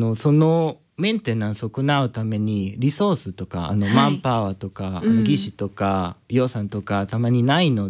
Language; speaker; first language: Japanese; non-native, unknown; Spanish